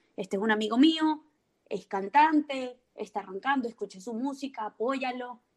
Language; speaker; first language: Spanish; native; Spanish